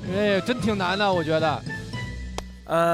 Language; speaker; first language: Chinese; native; Chinese